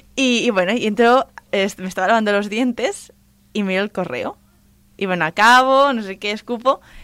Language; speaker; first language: Spanish; non-native, local second language; Catalan